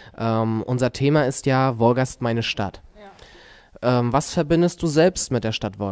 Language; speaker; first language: German; native; German